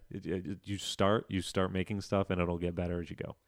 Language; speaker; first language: English; native; English